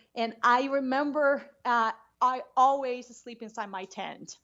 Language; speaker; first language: English; non-native, fluent; Portuguese